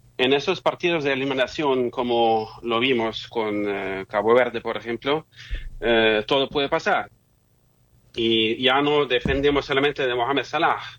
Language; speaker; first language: Spanish; non-native, fluent; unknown